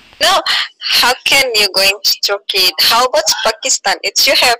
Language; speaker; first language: English; non-native, learner; Indonesian